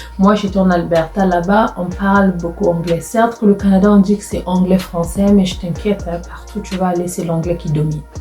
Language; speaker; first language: French; non-native, local second language; Lingala